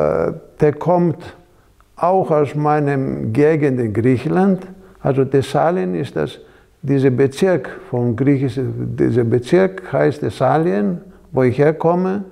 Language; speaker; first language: German; non-native, fluent; Greek